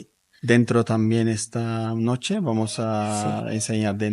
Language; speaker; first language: Spanish; non-native, learner; Turkish